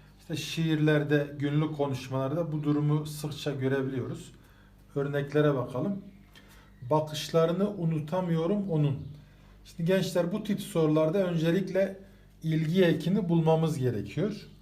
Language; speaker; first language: Turkish; native; Turkish